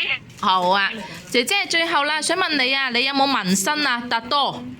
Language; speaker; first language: Cantonese; native; Cantonese